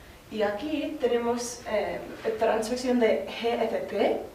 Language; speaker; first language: Spanish; non-native, learner; English